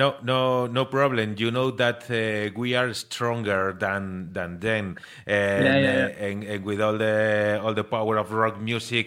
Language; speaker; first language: English; non-native, learner; Spanish